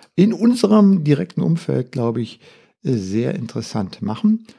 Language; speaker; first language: German; native; German